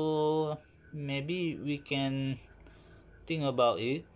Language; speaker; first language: English; non-native, learner; Malay